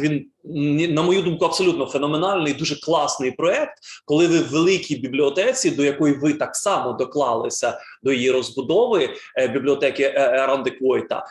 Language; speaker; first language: Ukrainian; native; Ukrainian